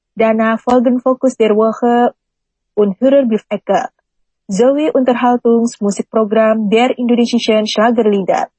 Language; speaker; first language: German; non-native, fluent; Indonesian